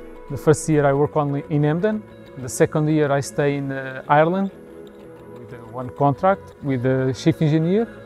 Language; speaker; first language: English; non-native, learner; Portuguese